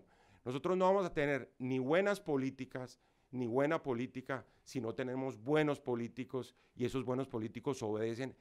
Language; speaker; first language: Spanish; native; Spanish